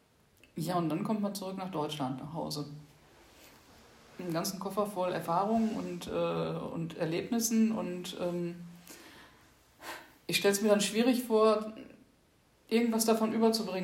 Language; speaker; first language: German; native; German